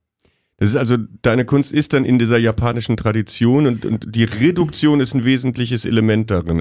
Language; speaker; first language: German; native; German